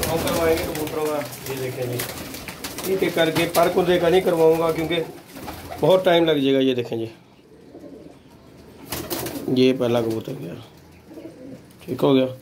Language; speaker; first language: Hindi; non-native, local second language; Punjabi